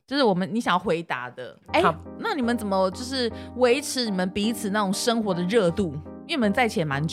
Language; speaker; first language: Chinese; native; Chinese